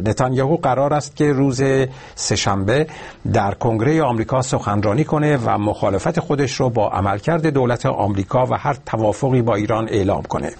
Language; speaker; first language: Persian; native; Persian